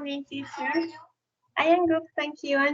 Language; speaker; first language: English; non-native, learner; Spanish